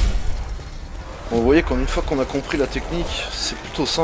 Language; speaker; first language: French; native; French